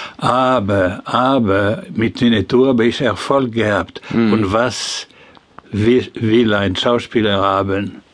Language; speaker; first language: German; non-native, learner; French